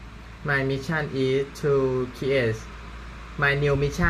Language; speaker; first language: English; non-native, learner; Thai